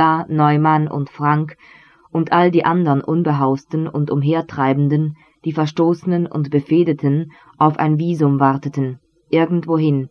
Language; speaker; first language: German; native; German